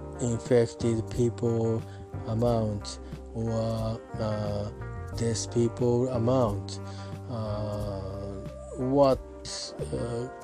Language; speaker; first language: English; non-native, learner; Japanese